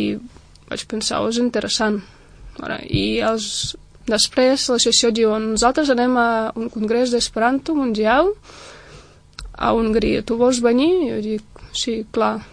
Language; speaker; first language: Catalan; non-native, fluent; Russian